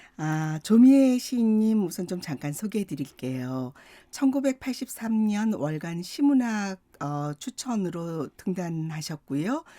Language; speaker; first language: Korean; native; Korean